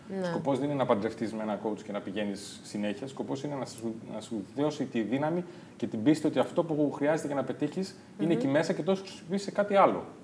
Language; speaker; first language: Greek; native; Greek